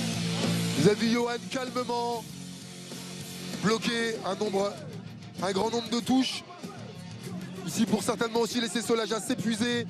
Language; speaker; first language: French; native; French